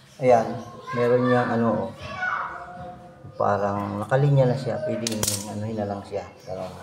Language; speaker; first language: Filipino; non-native, local second language; Bikol